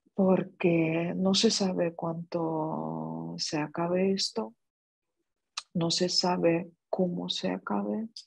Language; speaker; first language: Spanish; non-native, fluent; Ukrainian